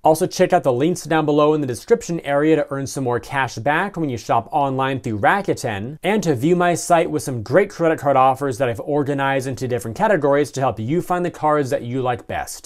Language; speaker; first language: English; native; English